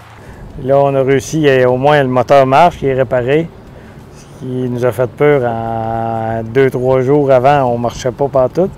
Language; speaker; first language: French; native; French